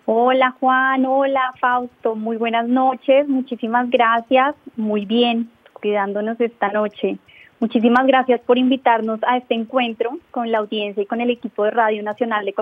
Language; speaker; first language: Spanish; native; Spanish